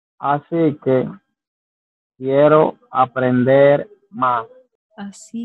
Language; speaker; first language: Spanish; non-native, learner; English